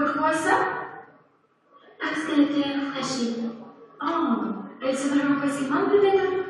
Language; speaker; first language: French; non-native, learner; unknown